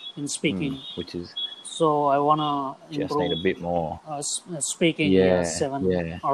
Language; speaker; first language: English; non-native, local second language; Telugu